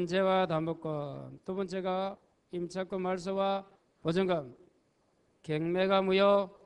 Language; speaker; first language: Korean; native; Korean